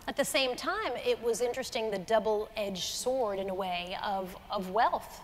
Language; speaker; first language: English; native; English